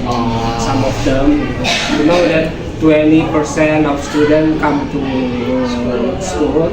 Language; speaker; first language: English; non-native, learner; Indonesian